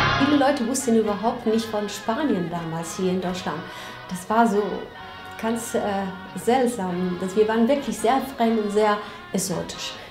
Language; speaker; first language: German; non-native, fluent; Spanish